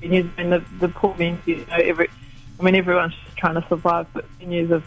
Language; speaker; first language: English; native; English